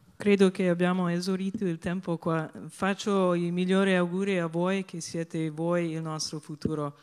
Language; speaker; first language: Italian; non-native, fluent; English